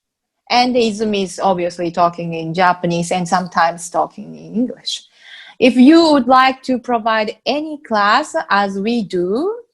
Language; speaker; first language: English; non-native, fluent; Japanese